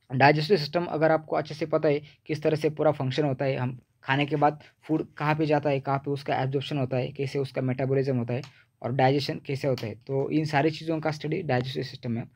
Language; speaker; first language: Hindi; non-native, local second language; Marathi